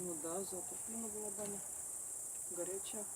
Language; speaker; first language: Russian; native; Russian